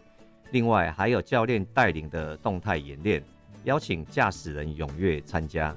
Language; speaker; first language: Chinese; native; Chinese